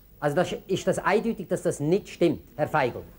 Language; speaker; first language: German; native; German